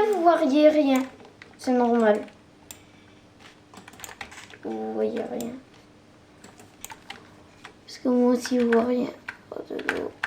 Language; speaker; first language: French; native; French